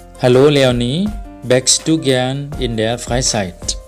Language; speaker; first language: German; non-native, fluent; Thai